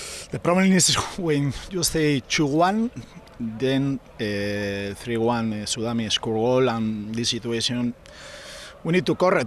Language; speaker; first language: English; non-native, learner; Spanish